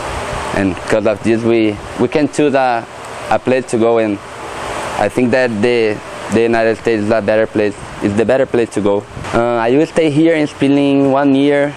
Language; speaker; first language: English; non-native, learner; Portuguese